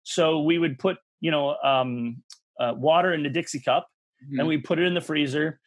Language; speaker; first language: English; native; English